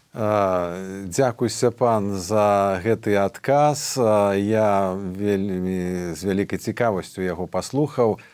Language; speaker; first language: Belarusian; native; Belarusian